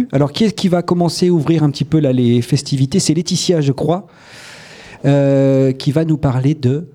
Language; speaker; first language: French; native; French